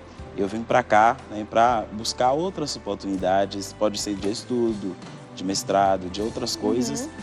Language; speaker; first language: Portuguese; non-native, fluent; Haitian Creole